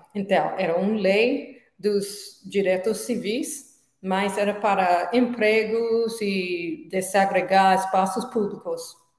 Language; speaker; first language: Portuguese; non-native, learner; English